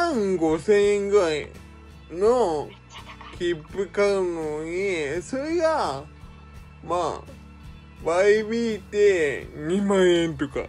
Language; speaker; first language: Japanese; native; Japanese